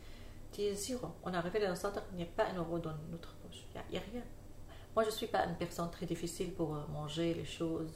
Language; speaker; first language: French; non-native, learner; Arabic